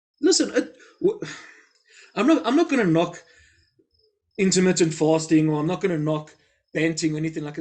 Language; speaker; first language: English; native; English